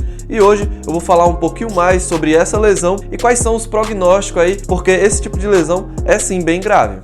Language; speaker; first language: Portuguese; native; Portuguese